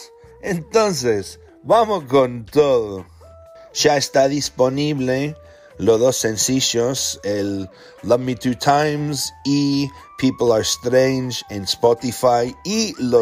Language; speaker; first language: Spanish; non-native, fluent; English